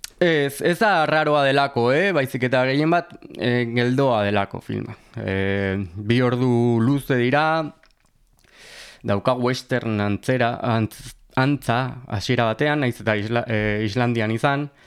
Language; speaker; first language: Basque; native; Basque